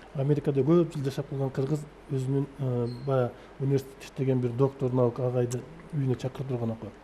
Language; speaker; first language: Kyrgyz; native; Kyrgyz